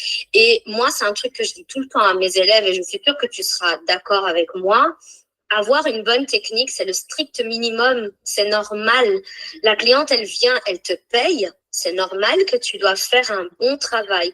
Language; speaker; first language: French; native; French